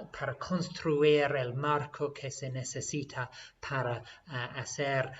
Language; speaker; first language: Spanish; non-native, fluent; English